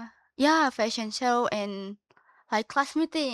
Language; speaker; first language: English; non-native, learner; Indonesian